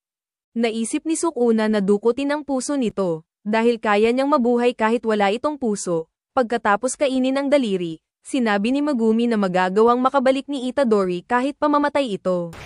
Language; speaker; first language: Filipino; native; Filipino